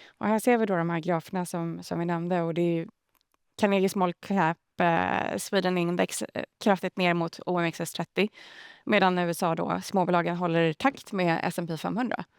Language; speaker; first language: Swedish; native; Swedish